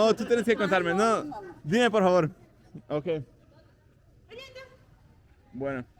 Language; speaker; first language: Spanish; non-native, learner; English